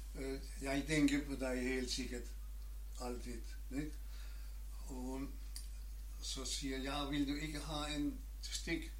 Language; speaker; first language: Danish; non-native, learner; German